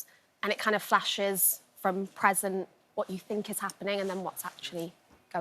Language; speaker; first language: English; native; English